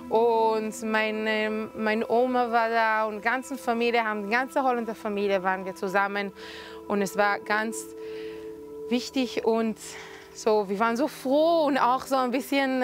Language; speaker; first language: German; non-native, fluent; Hebrew